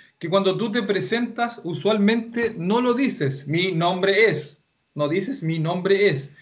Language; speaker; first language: Spanish; native; Spanish